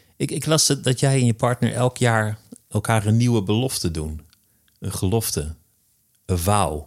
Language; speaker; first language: Dutch; native; Dutch